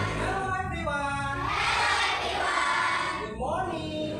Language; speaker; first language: English; non-native, learner; Indonesian